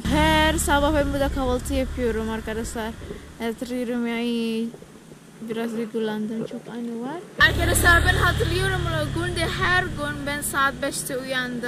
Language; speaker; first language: Turkish; non-native, learner; Javanese